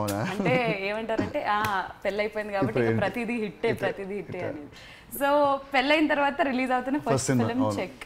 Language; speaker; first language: Telugu; native; Telugu